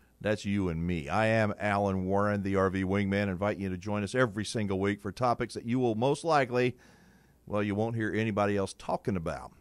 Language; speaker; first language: English; native; English